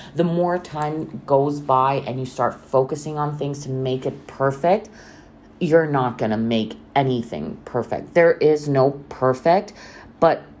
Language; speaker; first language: English; non-native, fluent; Romanian